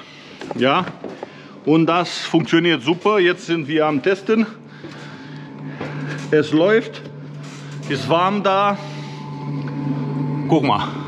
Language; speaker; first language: German; non-native, learner; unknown